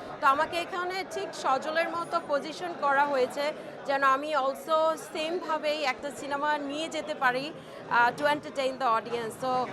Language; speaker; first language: Bangla; early bilingual, heritage; Bangla